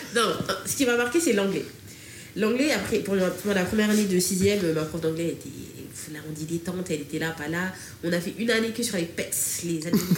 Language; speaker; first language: French; early bilingual, other home language; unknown